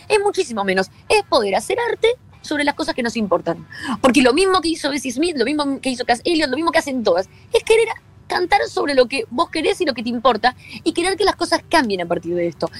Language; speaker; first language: Spanish; native; Spanish